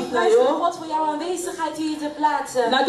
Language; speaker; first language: Dutch; non-native, learner; French